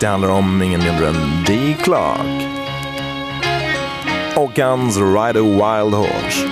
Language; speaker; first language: Swedish; native; Swedish